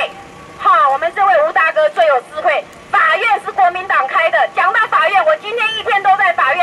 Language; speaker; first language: Chinese; non-native, local second language; Min Nan Chinese